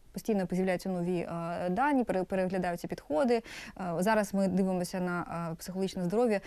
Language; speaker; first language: Ukrainian; non-native, local second language; Russian